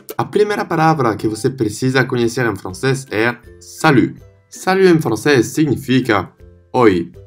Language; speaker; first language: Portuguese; non-native, fluent; French